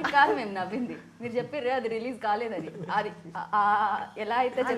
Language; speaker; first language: Telugu; native; Telugu